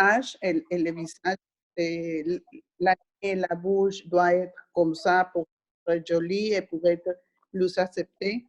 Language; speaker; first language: French; non-native, learner; Spanish